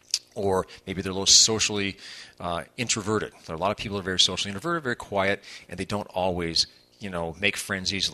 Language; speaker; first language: English; native; English